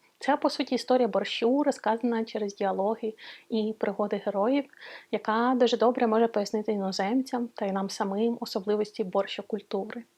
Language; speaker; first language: Ukrainian; non-native, local second language; Russian